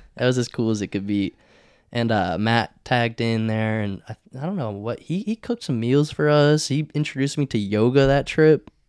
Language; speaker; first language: English; native; English